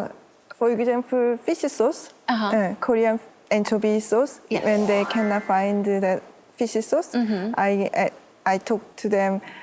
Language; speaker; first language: English; non-native, learner; Korean